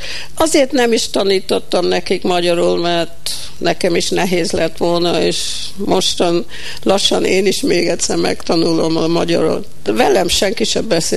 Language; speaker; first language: Hungarian; early bilingual, heritage; Hungarian